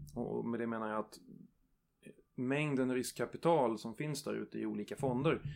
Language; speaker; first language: Swedish; native; Swedish